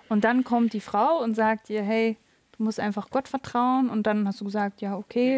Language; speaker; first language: German; native; German